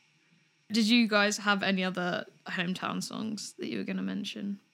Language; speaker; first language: English; native; English